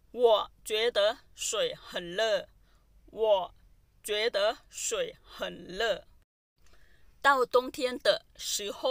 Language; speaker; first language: Chinese; non-native, fluent; Thai